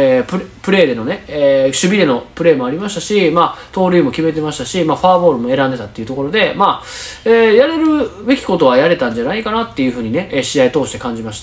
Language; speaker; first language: Japanese; native; Japanese